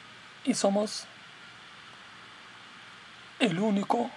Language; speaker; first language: Spanish; non-native, learner; English